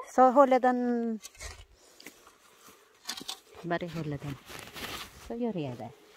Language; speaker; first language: Norwegian; non-native, learner; Filipino